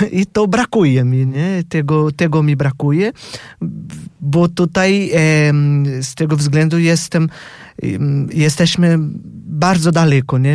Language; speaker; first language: Polish; non-native, fluent; Portuguese